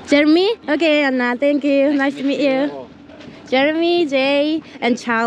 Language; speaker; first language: English; non-native, learner; Korean